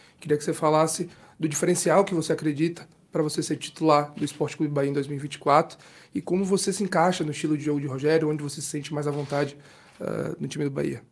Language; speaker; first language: Portuguese; native; Portuguese